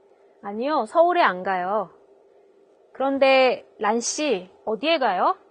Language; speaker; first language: Korean; native; Korean